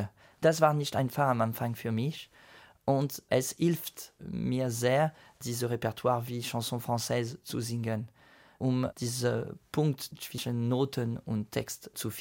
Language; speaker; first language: German; non-native, fluent; French